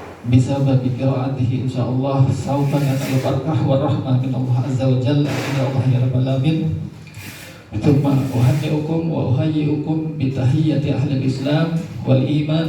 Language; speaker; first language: Arabic; non-native, fluent; Indonesian